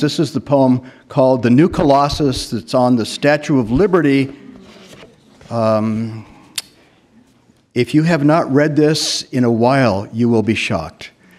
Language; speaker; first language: English; early bilingual, other home language; Spanish